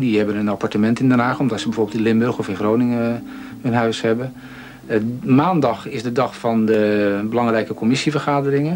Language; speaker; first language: Dutch; native; Dutch